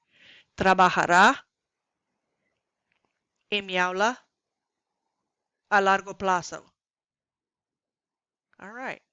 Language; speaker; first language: Spanish; non-native, learner; English